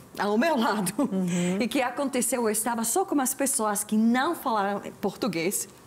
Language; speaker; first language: Portuguese; non-native, learner; Slovak